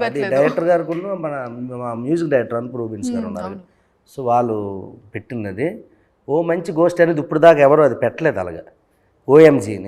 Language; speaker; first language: Telugu; native; Telugu